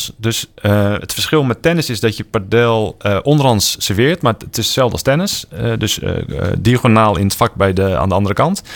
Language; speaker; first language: Dutch; native; Dutch